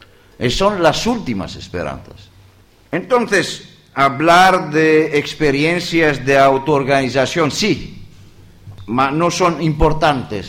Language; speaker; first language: Spanish; non-native, learner; Greek